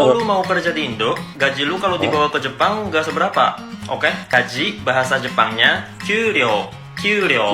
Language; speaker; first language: Indonesian; non-native, fluent; Japanese